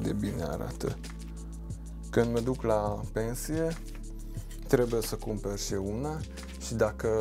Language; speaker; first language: Romanian; non-native, local second language; Hungarian